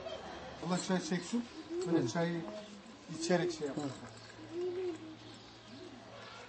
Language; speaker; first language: Turkish; native; Turkish